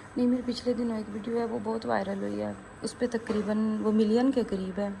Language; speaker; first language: Urdu; native; Urdu